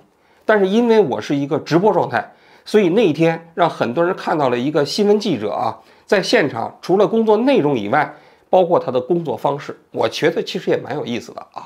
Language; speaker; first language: Chinese; native; Chinese